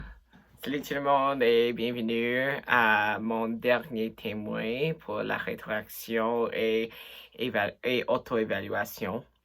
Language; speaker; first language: French; non-native, local second language; English